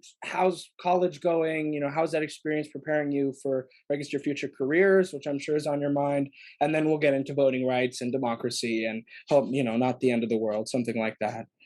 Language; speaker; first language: English; native; English